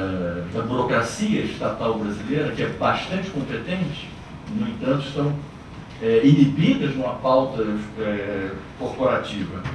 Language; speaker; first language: Portuguese; native; Portuguese